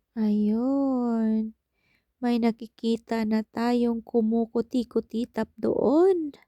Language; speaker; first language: Filipino; non-native, local second language; Cebuano